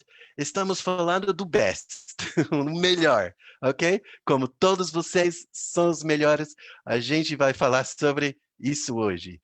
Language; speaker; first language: Portuguese; non-native, fluent; English